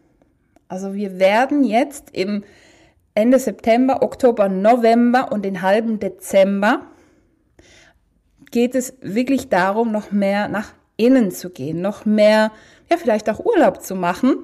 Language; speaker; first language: German; native; German